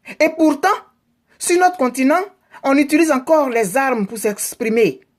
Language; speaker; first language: French; native; French